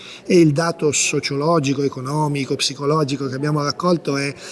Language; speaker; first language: Italian; native; Italian